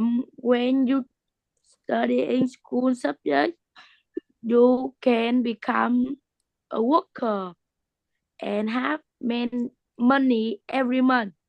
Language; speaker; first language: English; non-native, learner; Vietnamese